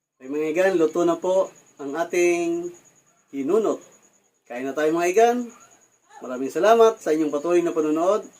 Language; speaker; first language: Filipino; non-native, local second language; Bikol